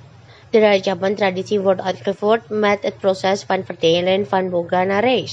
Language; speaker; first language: Dutch; non-native, fluent; Indonesian